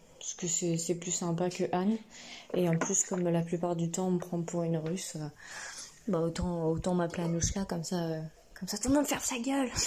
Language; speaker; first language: French; native; French